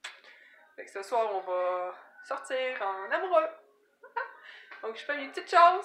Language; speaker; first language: French; native; French